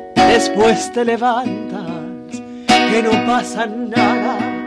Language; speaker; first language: Spanish; native; Spanish